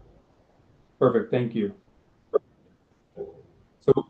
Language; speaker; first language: English; native; English